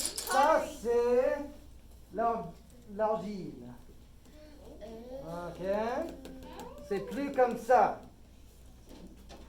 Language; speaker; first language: French; non-native, fluent; English